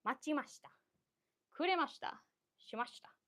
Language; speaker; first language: Japanese; non-native, learner; English